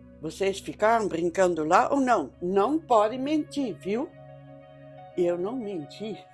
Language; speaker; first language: Portuguese; early bilingual, other home language; Dutch